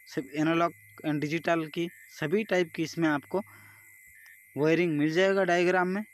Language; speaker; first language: Hindi; non-native, local second language; Odia